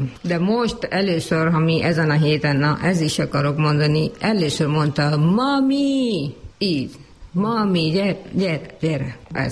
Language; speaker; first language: Hungarian; non-native, learner; Urdu